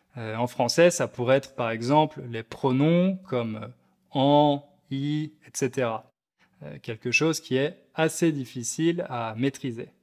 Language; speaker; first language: French; native; French